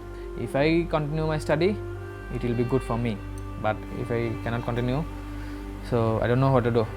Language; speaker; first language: English; non-native, local second language; Bangla